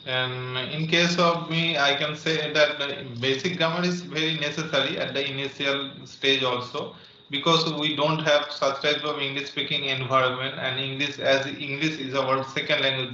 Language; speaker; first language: English; non-native, learner; Bangla